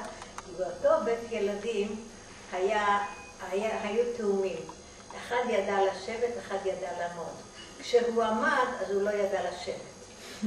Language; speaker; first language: Hebrew; non-native, fluent; German